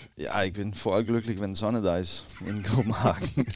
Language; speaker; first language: German; non-native, learner; Danish